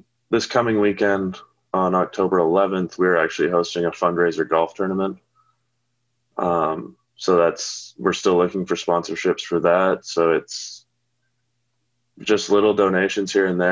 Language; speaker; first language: English; native; English